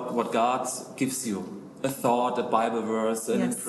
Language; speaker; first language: English; non-native, fluent; German